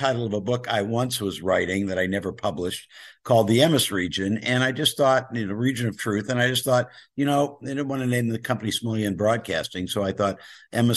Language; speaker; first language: English; native; English